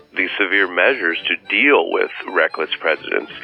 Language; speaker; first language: English; native; English